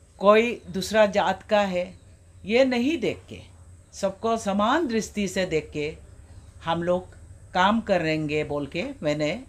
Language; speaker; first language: Hindi; non-native, local second language; Adi